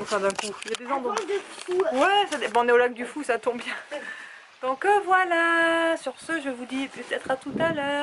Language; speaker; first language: French; native; French